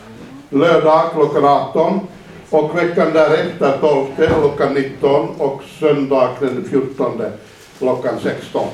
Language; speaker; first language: Swedish; non-native, fluent; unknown